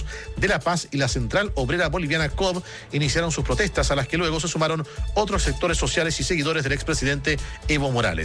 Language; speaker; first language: Spanish; native; Spanish